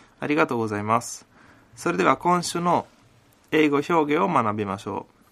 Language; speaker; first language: Japanese; non-native, fluent; Italian